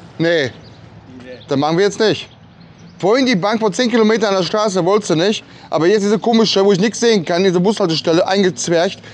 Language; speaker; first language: German; early bilingual, other home language; Polish